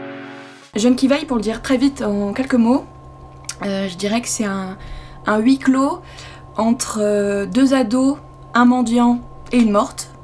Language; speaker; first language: French; native; French